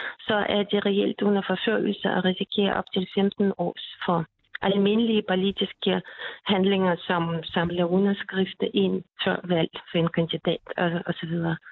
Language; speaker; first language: Danish; non-native, fluent; Russian